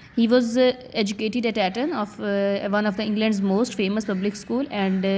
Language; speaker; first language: English; non-native, local second language; Urdu